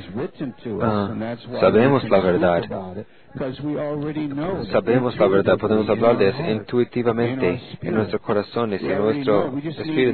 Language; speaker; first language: Spanish; non-native, fluent; English